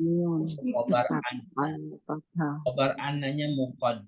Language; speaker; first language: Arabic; non-native, fluent; Indonesian